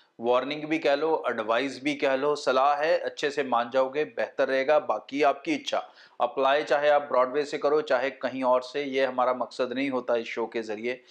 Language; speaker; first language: Hindi; non-native, local second language; Punjabi